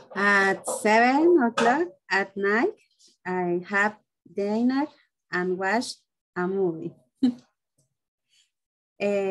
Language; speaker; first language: English; non-native, learner; Spanish